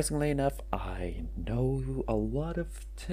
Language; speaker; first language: English; non-native, fluent; Norwegian